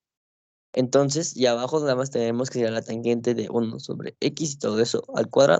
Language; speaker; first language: Spanish; native; Spanish